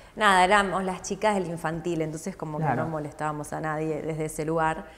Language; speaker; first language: Spanish; native; Spanish